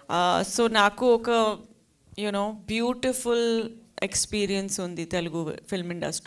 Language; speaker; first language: Telugu; non-native, learner; Hindi